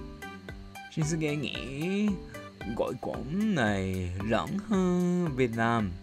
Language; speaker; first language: Vietnamese; non-native, learner; Japanese